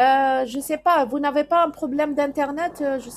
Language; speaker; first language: French; non-native, local second language; Arabic